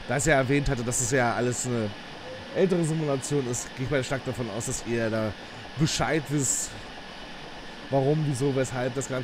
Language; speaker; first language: German; native; German